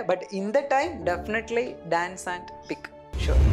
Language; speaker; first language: Tamil; non-native, learner; Malayalam